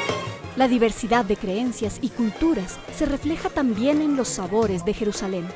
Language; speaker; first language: Spanish; native; Spanish